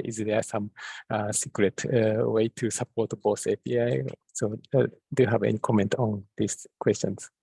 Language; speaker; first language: English; non-native, fluent; Japanese